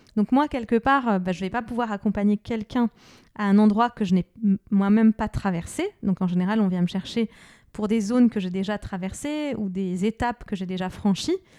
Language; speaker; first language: French; native; French